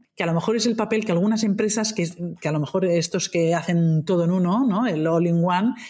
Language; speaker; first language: Spanish; native; Spanish